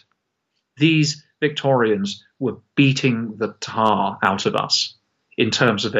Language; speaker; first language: English; native; English